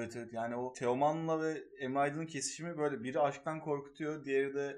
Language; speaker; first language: Turkish; native; Turkish